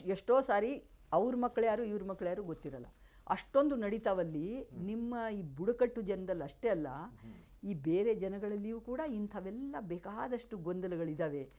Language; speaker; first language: Kannada; non-native, local second language; Lambadi